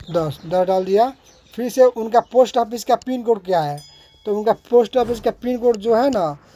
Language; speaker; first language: Hindi; native; Hindi